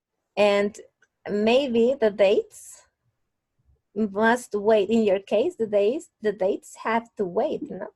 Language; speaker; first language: English; non-native, fluent; Spanish